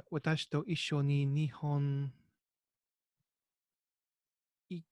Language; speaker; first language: Japanese; non-native, learner; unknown